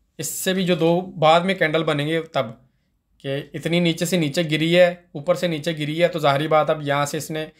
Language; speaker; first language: Urdu; non-native, local second language; Punjabi